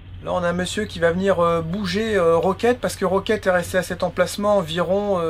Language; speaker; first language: French; native; French